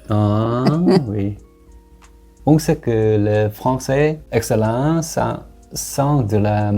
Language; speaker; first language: French; non-native, learner; Korean